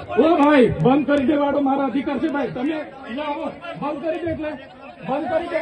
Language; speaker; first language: Gujarati; non-native, local second language; Vasavi